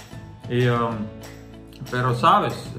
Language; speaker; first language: Spanish; non-native, learner; Croatian